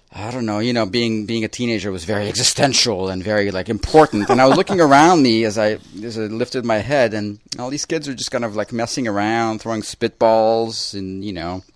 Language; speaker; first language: English; early bilingual, other home language; Russian